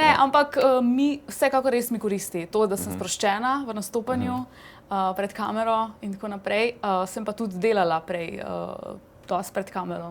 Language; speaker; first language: Slovenian; non-native, fluent; Hindi